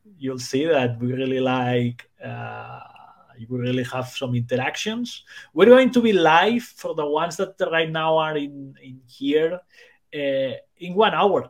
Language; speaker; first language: English; non-native, fluent; Spanish